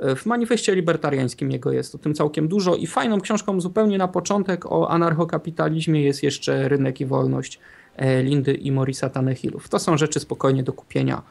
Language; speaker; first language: Polish; native; Polish